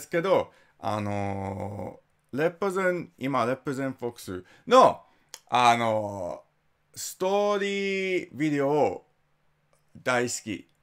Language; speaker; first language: Japanese; non-native, learner; English